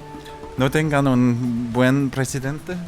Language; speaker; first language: Spanish; non-native, learner; Danish